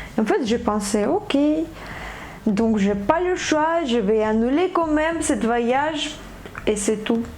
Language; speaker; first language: French; non-native, fluent; Ukrainian